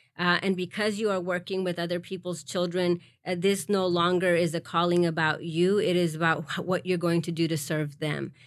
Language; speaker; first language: English; early bilingual, other home language; Spanish